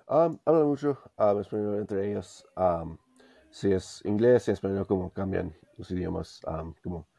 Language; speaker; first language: Spanish; non-native, fluent; English